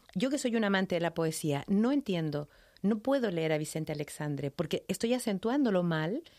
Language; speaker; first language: Spanish; native; Spanish